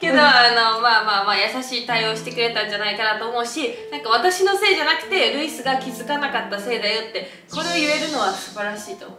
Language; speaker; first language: Japanese; native; Japanese